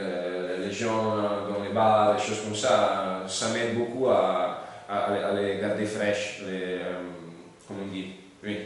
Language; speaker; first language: French; non-native, learner; Italian